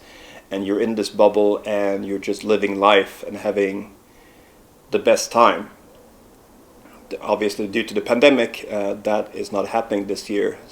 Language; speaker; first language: English; non-native, fluent; Swedish